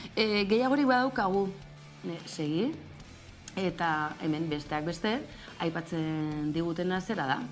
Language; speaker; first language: Basque; native; Basque